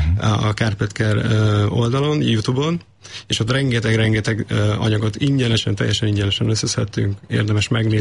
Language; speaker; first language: Hungarian; native; Hungarian